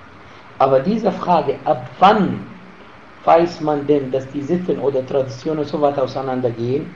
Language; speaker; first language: German; non-native, fluent; Arabic